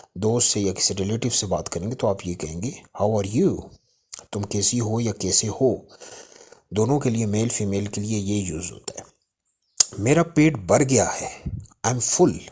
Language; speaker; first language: Urdu; native; Urdu